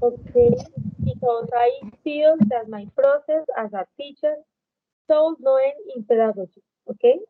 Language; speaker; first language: English; non-native, learner; Spanish